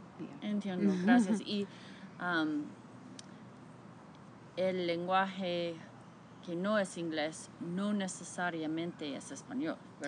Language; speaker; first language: Spanish; non-native, learner; English